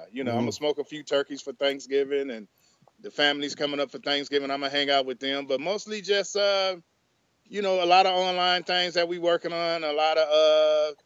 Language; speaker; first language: English; native; English